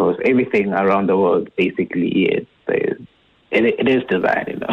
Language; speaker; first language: English; non-native, local second language; Zulu